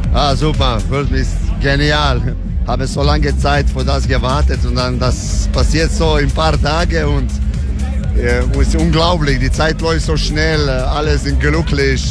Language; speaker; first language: German; non-native, learner; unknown